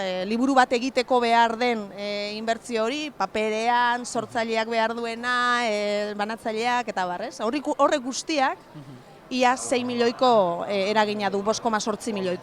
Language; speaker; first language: Basque; native; Basque